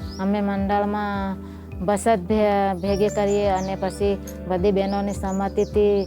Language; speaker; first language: Gujarati; native; Gujarati